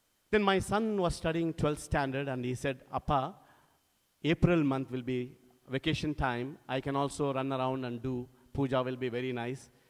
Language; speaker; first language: English; non-native, local second language; Telugu